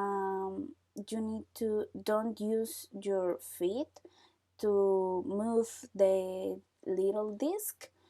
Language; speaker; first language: English; non-native, learner; Spanish